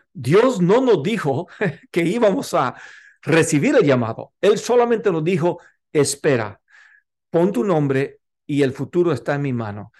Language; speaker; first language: Spanish; non-native, local second language; English